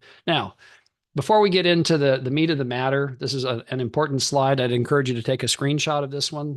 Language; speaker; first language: English; native; English